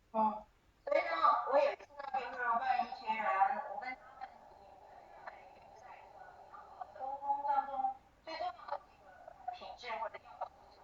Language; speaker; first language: Chinese; native; Chinese